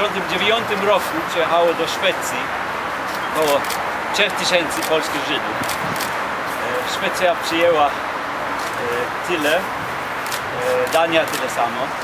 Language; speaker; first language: Polish; non-native, fluent; Swedish